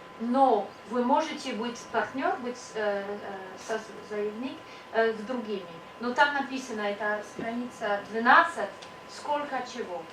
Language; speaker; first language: Russian; non-native, learner; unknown